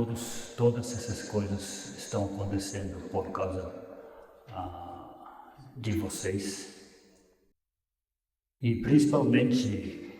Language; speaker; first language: Portuguese; non-native, fluent; Japanese